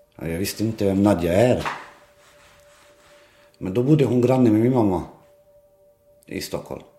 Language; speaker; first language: Swedish; non-native, local second language; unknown